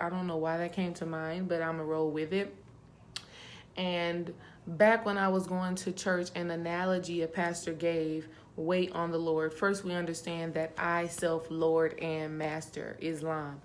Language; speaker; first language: English; native; English